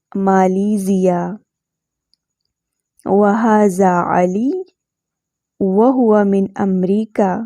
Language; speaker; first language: Arabic; non-native, fluent; Urdu